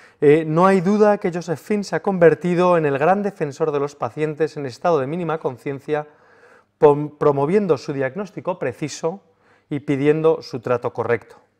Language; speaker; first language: Spanish; native; Spanish